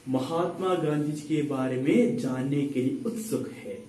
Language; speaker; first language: Hindi; non-native, local second language; Kannada